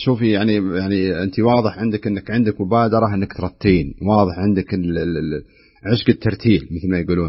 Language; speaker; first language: Arabic; native; Arabic